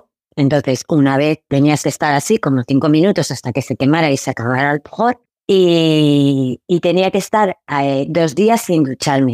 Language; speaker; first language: Spanish; early bilingual, other home language; Arabic